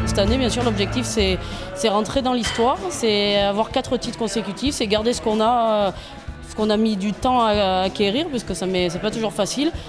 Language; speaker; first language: French; native; French